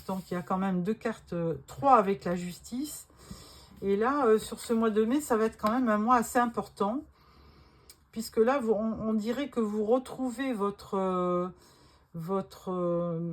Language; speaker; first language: French; native; French